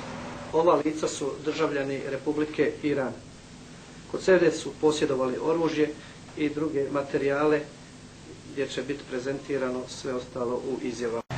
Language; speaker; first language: Bosnian; native; Bosnian